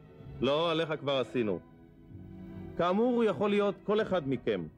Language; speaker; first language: Hebrew; native; Hebrew